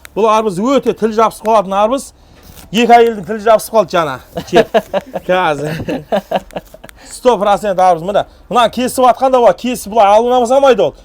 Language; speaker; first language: Kazakh; native; Kazakh